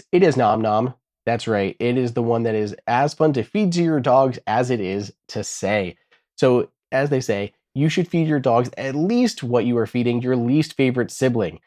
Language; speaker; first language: English; native; English